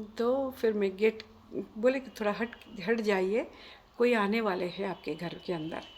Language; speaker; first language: Hindi; non-native, local second language; Bangla